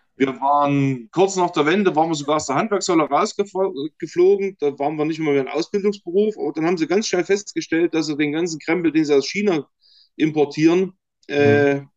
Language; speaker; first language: German; native; German